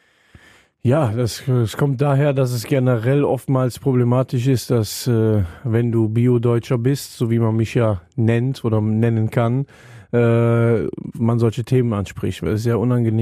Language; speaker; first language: German; native; German